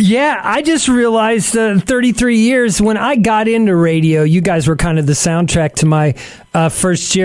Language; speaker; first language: English; native; English